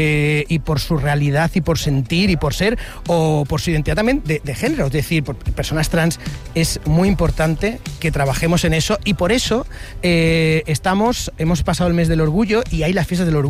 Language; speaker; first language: Spanish; native; Spanish